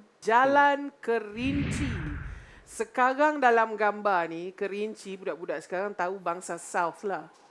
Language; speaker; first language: Malay; native; Malay